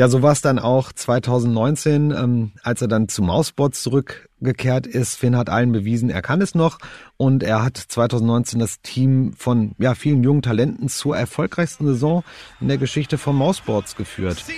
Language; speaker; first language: German; native; German